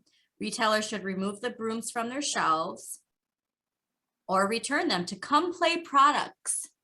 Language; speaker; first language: English; native; English